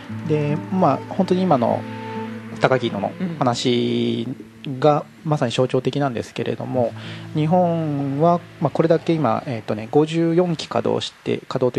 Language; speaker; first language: Japanese; native; Japanese